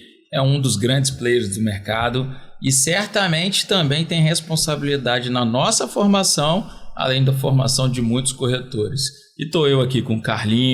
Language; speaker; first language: Portuguese; native; Portuguese